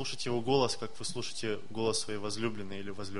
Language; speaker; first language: Russian; native; Russian